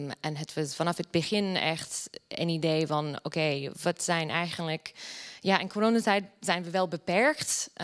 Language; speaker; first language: Dutch; non-native, fluent; English